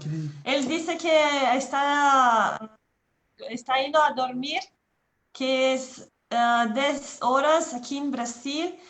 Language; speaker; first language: Spanish; non-native, learner; Portuguese